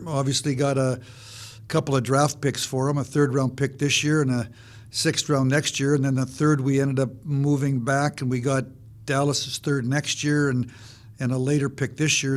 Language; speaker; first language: English; native; English